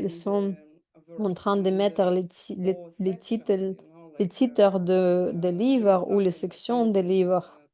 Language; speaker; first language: French; non-native, fluent; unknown